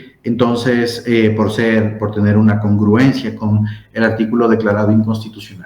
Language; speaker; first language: Spanish; native; Spanish